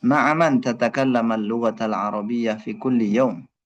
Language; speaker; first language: Arabic; non-native, fluent; Indonesian